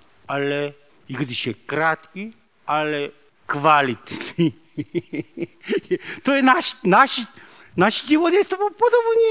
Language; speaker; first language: Czech; non-native, learner; Korean